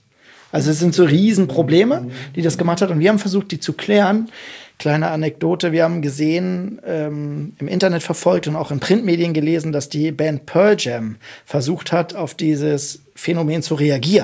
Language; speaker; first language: German; native; German